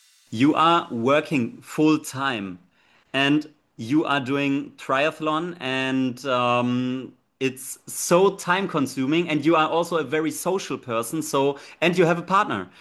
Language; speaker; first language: English; non-native, fluent; German